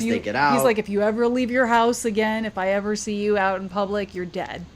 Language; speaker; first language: English; native; English